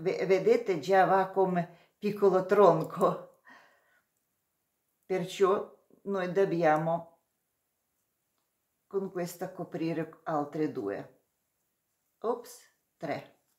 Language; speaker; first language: Italian; non-native, learner; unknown